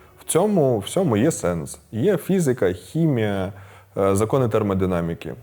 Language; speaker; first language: Ukrainian; non-native, local second language; Russian